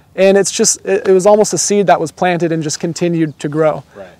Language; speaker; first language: English; native; English